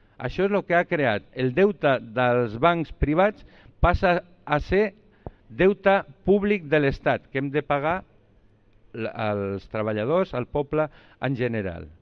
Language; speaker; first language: Catalan; non-native, local second language; Spanish